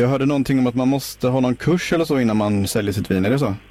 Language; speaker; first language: Swedish; native; Swedish